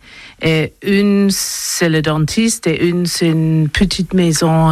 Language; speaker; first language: French; non-native, learner; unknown